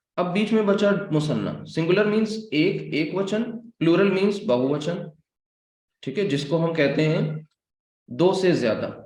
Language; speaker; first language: Urdu; native; Urdu